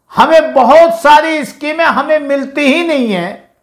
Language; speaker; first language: Hindi; non-native, local second language; Urdu